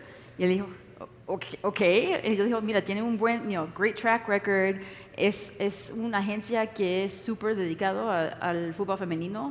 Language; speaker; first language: Spanish; early bilingual, heritage; English